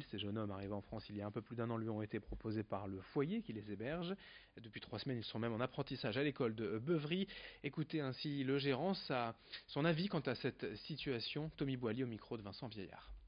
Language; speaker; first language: French; native; French